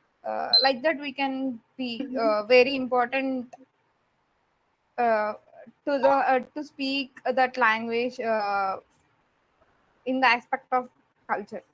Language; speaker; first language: English; non-native, learner; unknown